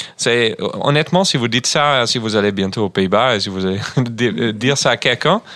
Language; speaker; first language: French; non-native, fluent; Dutch